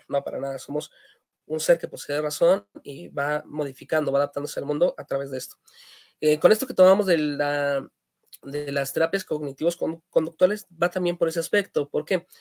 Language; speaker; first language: Spanish; native; Spanish